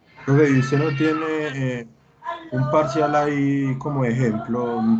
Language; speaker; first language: Spanish; native; Spanish